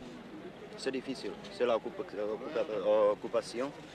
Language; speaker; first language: French; non-native, learner; Czech